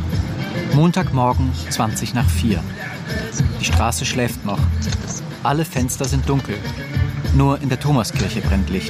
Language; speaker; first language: German; native; German